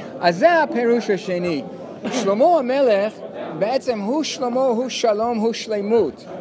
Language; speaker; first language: Hebrew; non-native, fluent; English